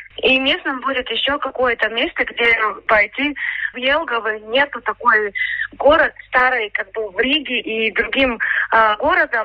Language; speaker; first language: Russian; non-native, local second language; Latvian